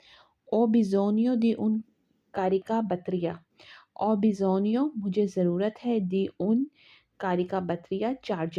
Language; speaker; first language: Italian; non-native, fluent; Urdu